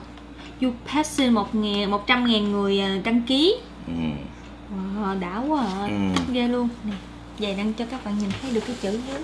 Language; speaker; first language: Vietnamese; native; Vietnamese